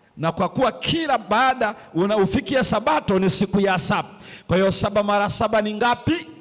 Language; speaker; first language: Swahili; native; Swahili